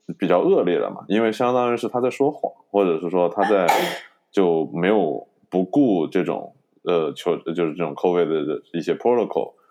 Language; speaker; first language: Chinese; native; Chinese